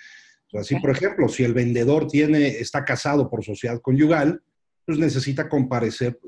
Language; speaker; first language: Spanish; native; Spanish